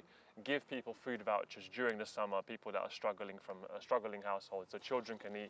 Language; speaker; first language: English; early bilingual, other home language; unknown